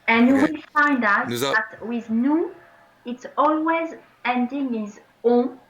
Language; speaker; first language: English; non-native, fluent; French